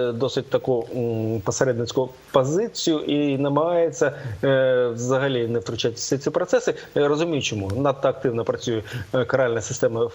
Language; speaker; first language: Ukrainian; native; Ukrainian